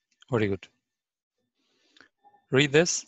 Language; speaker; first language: English; non-native, learner; Arabic